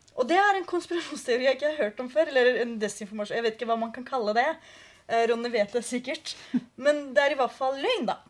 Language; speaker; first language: Norwegian; early bilingual, other home language; Kurdish